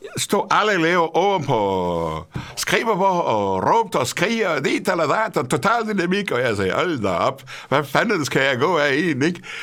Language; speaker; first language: Danish; non-native, fluent; Portuguese